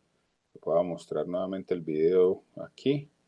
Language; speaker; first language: Spanish; native; Spanish